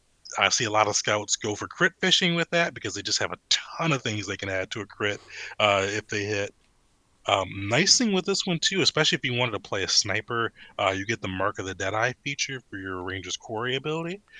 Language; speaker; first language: English; native; English